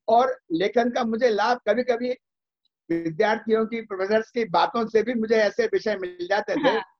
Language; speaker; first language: Hindi; native; Hindi